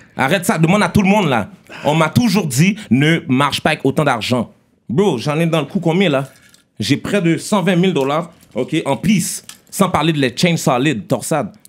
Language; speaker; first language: French; early bilingual, other home language; Haitian Creole